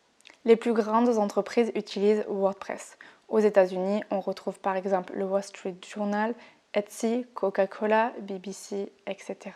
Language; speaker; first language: French; native; French